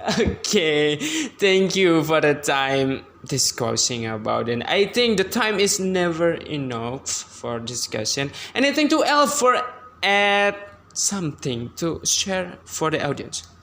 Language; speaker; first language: English; non-native, learner; Indonesian